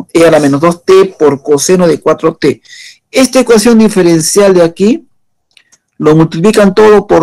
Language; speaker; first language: Spanish; native; Spanish